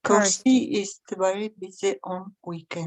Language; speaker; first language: English; non-native, learner; Russian